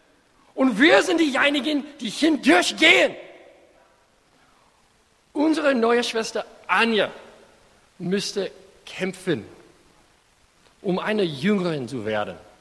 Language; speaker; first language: German; non-native, fluent; English